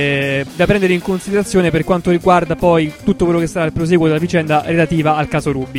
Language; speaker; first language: Italian; native; Italian